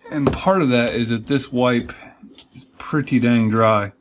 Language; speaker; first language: English; native; English